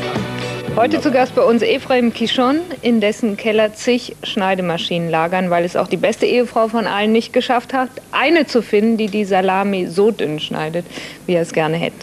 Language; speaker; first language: German; native; German